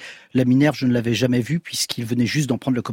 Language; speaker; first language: French; native; French